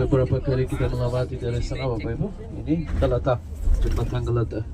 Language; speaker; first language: Indonesian; non-native, fluent; Turkish